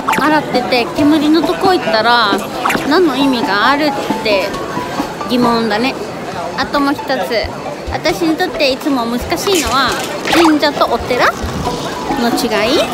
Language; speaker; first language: Japanese; non-native, fluent; Spanish